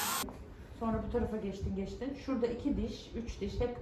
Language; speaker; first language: Turkish; native; Turkish